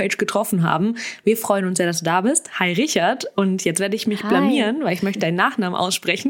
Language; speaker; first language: German; early bilingual, other home language; Russian